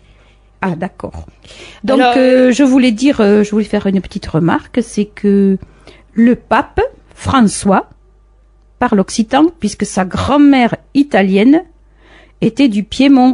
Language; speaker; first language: French; native; French